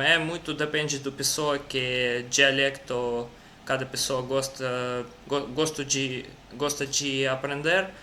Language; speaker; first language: Portuguese; non-native, learner; Russian